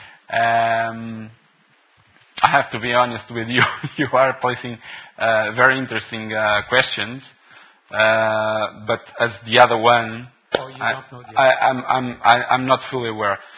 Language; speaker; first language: English; non-native, fluent; Portuguese